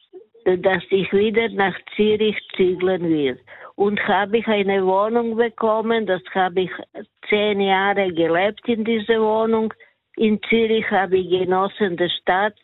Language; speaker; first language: German; non-native, learner; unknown